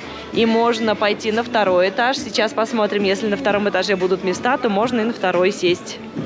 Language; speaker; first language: Russian; native; Russian